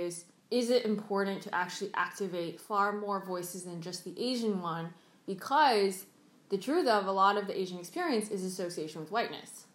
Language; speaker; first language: English; early bilingual, other home language; Cantonese